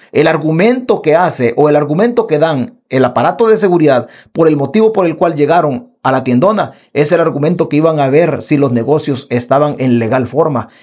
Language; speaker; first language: Spanish; native; Spanish